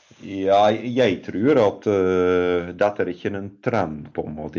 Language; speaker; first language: Norwegian; non-native, fluent; Dutch